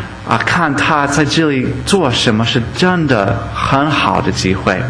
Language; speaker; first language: Chinese; non-native, fluent; English